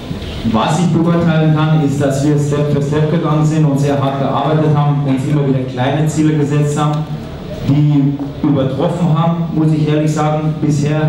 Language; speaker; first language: German; native; German